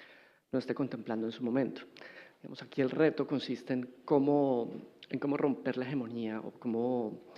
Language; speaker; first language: Spanish; native; Spanish